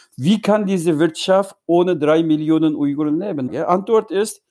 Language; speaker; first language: German; non-native, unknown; Uyghur